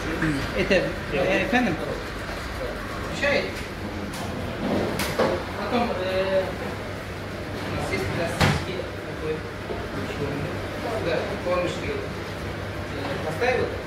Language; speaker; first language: Russian; non-native, learner; Turkish